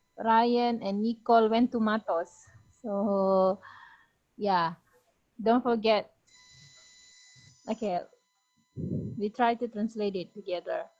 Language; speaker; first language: English; non-native, fluent; Indonesian